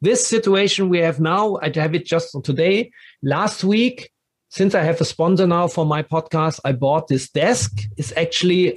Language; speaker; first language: English; non-native, fluent; German